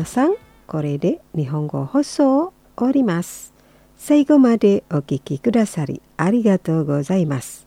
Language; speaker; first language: Japanese; non-native, fluent; Indonesian